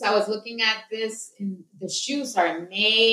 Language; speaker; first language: English; non-native, fluent; Spanish